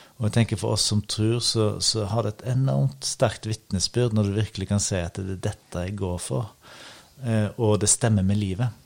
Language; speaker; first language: Norwegian; native; Norwegian